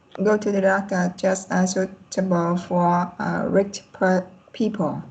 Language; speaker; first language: English; non-native, learner; Vietnamese